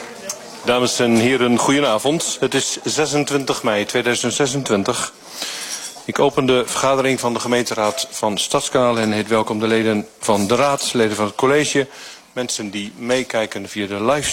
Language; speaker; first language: Dutch; native; Dutch